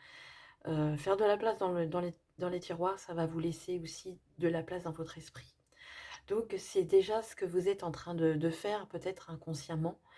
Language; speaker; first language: French; native; French